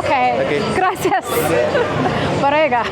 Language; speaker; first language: Spanish; non-native, learner; English